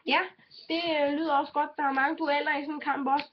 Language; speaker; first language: Danish; native; Danish